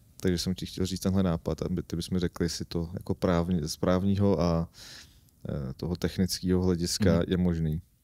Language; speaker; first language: Czech; non-native, fluent; Armenian